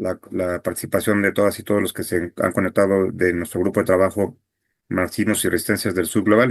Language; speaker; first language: Spanish; native; Spanish